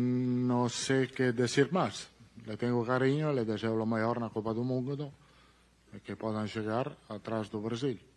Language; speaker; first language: Portuguese; non-native, fluent; Italian